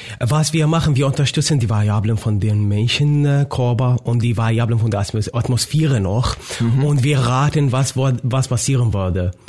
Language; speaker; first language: German; non-native, learner; Arabic